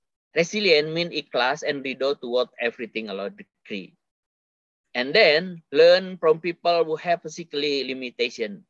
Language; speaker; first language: English; non-native, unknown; Indonesian